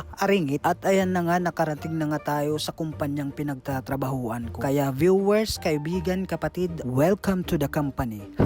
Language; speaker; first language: Filipino; non-native, local second language; Waray